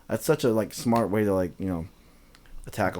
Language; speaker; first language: English; native; English